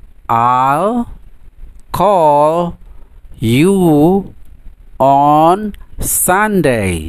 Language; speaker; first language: English; non-native, fluent; Indonesian